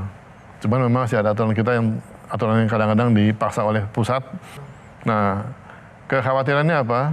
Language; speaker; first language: Indonesian; native; Indonesian